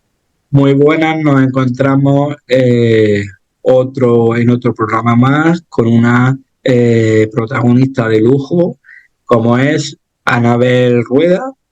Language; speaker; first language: Spanish; native; Spanish